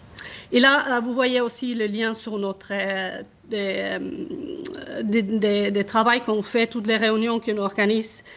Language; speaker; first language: French; non-native, fluent; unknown